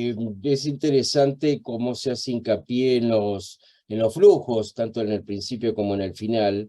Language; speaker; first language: Spanish; native; Spanish